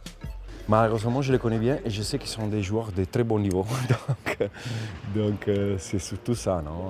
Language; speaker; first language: French; non-native, fluent; Italian